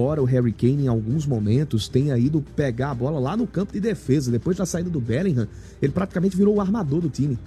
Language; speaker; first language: Portuguese; native; Portuguese